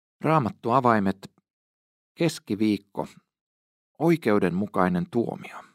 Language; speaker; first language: Finnish; native; Finnish